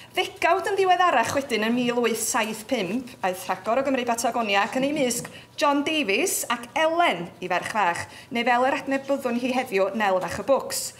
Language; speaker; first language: Welsh; native; Welsh